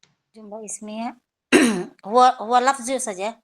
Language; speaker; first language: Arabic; non-native, learner; Indonesian